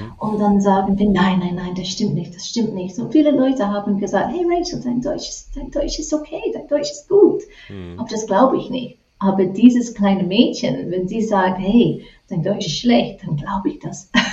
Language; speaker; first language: German; non-native, fluent; English